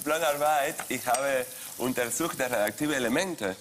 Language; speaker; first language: German; non-native, fluent; Spanish